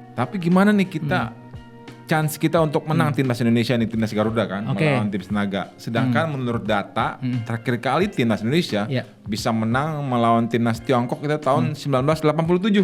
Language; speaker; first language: Indonesian; native; Indonesian